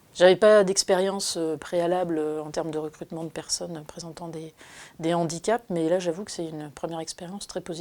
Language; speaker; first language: French; native; French